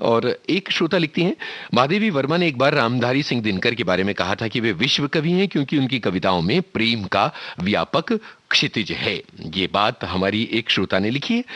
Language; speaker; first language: Hindi; native; Hindi